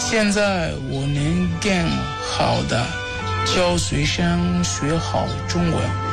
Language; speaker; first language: Chinese; non-native, fluent; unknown